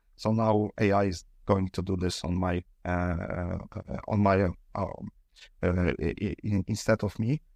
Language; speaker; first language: English; non-native, fluent; Polish